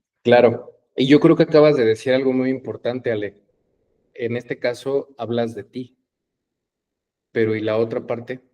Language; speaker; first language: Spanish; native; Spanish